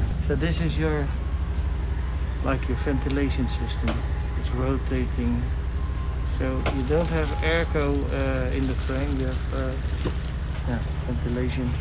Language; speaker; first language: English; non-native, learner; Dutch